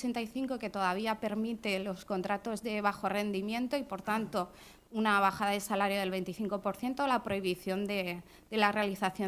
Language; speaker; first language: Spanish; native; Spanish